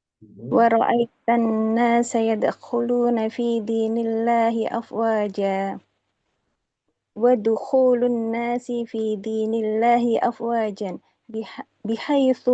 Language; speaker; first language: Arabic; non-native, learner; Indonesian